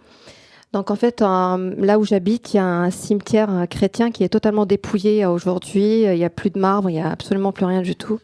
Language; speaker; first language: French; non-native, local second language; Arabic